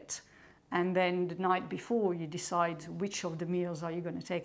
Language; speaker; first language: English; non-native, fluent; French